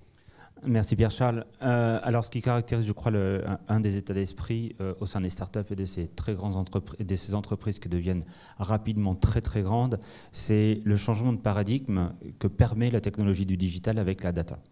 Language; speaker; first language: French; native; French